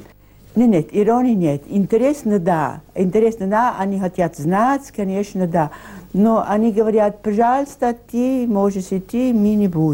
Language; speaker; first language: Russian; non-native, learner; Italian